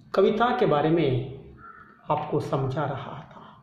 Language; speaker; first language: Hindi; non-native, local second language; Kannada